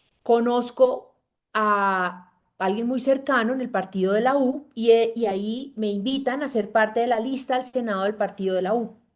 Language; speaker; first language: Spanish; native; Spanish